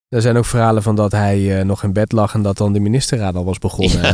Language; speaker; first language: Dutch; native; Dutch